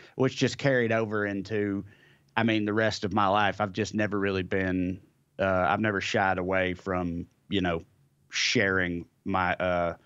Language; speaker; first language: English; native; English